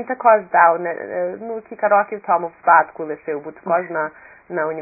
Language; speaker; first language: Ukrainian; early bilingual, heritage; Ukrainian